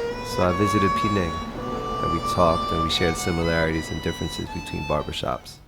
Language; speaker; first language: English; native; English